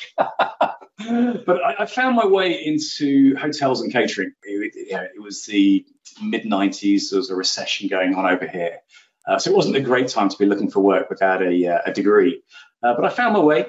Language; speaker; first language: English; native; English